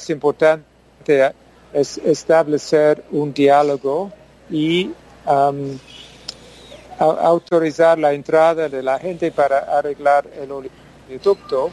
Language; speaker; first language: Spanish; non-native, fluent; English